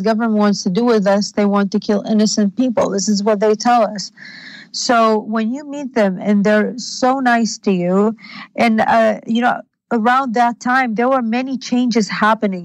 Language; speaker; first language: English; non-native, fluent; Arabic